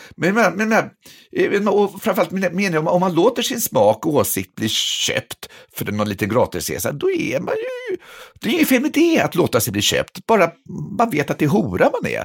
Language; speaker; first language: Swedish; native; Swedish